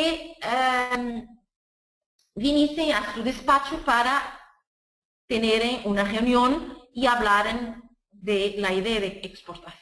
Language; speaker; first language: Spanish; non-native, fluent; Portuguese